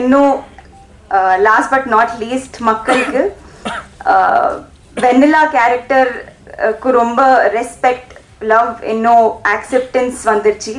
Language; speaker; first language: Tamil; non-native, learner; Telugu